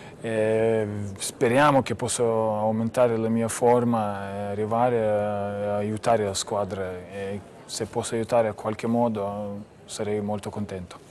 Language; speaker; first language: Italian; non-native, learner; Lithuanian